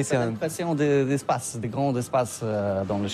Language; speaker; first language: French; non-native, learner; Polish